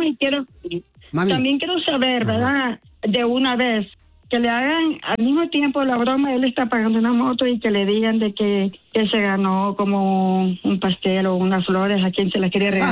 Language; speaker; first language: Spanish; native; Spanish